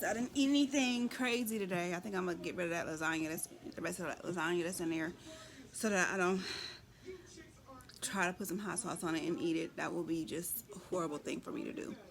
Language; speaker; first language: English; native; English